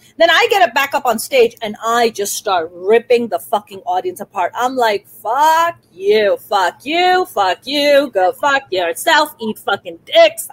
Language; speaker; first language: English; non-native, local second language; Urdu